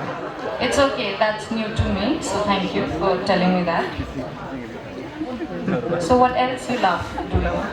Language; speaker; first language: English; non-native, local second language; Kok Borok